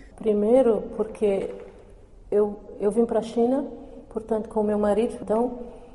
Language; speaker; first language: Portuguese; non-native, local second language; Kabuverdianu